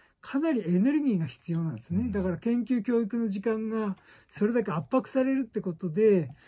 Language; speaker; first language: Japanese; native; Japanese